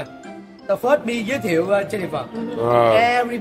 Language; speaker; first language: English; non-native, learner; Vietnamese